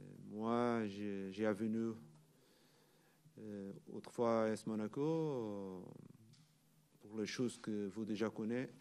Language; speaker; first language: French; non-native, learner; Portuguese